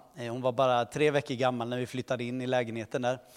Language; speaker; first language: Swedish; early bilingual, other home language; Portuguese